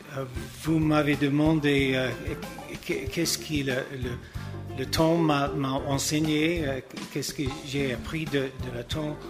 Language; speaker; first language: French; non-native, learner; English